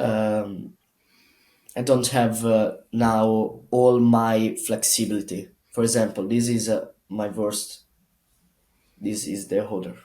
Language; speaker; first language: English; non-native, learner; Italian